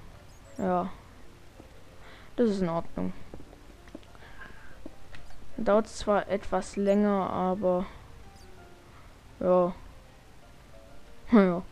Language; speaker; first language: German; native; German